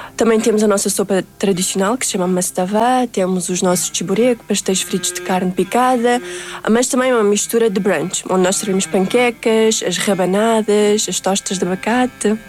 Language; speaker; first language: Portuguese; early bilingual, other home language; Uzbek